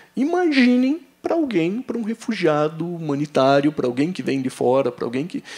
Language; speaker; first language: Portuguese; native; Portuguese